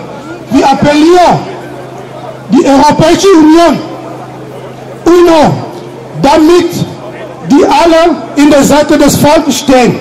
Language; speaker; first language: German; non-native, fluent; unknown